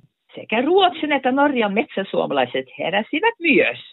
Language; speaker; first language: Finnish; non-native, fluent; Norwegian